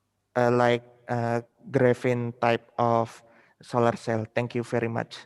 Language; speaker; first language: English; non-native, fluent; Indonesian